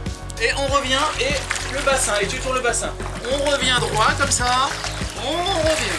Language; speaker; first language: French; native; French